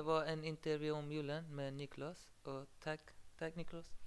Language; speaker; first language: Swedish; non-native, learner; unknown